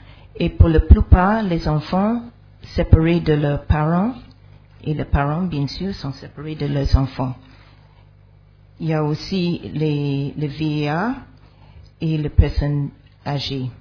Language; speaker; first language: French; non-native, fluent; English